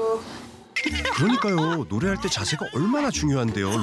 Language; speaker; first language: Korean; native; Korean